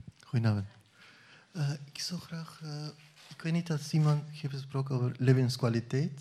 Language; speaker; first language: Dutch; non-native, learner; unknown